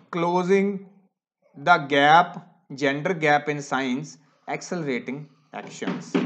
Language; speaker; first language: English; non-native, local second language; Punjabi